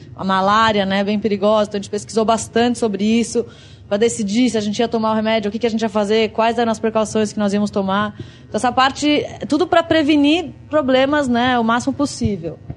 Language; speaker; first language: Portuguese; native; Portuguese